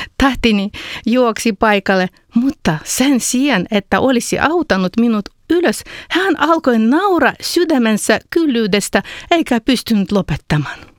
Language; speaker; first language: Finnish; non-native, fluent; Ukrainian